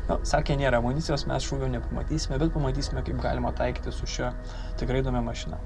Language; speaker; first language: Lithuanian; native; Lithuanian